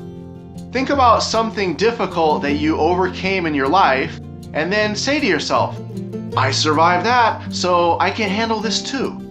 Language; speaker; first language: English; native; English